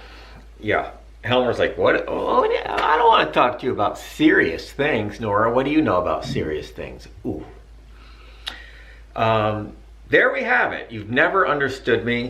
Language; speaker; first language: English; native; English